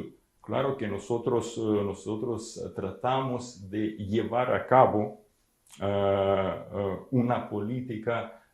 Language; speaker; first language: Spanish; non-native, fluent; Ukrainian